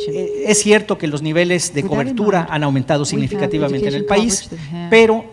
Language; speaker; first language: Spanish; native; Spanish